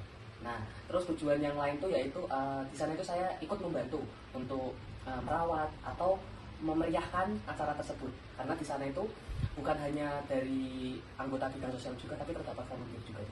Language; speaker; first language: Indonesian; native; Indonesian